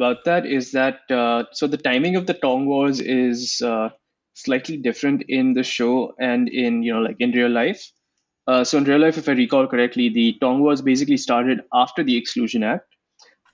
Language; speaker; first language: English; non-native, local second language; Hindi